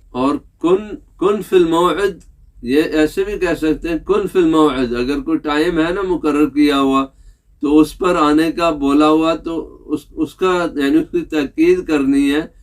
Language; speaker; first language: Urdu; native; Urdu